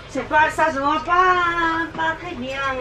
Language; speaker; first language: French; non-native, learner; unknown